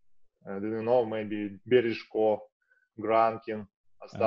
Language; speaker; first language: English; non-native, learner; Russian